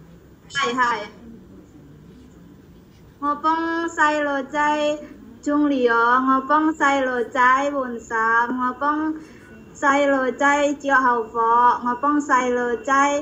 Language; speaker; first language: Chinese; non-native, learner; Indonesian